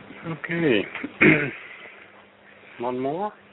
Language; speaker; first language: English; non-native, fluent; Dutch